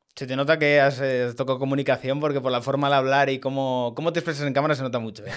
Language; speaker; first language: Spanish; native; Spanish